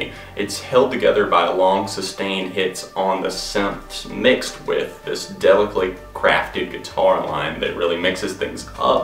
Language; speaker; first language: English; native; English